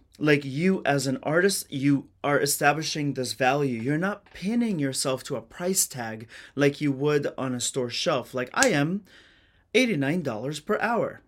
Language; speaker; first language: English; early bilingual, other home language; Persian